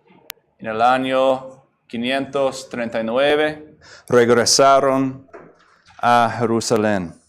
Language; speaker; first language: Spanish; non-native, fluent; English